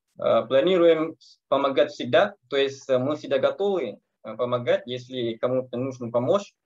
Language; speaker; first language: Russian; non-native, learner; Malay